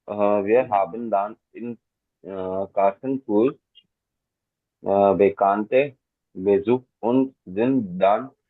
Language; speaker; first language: German; non-native, learner; Hindi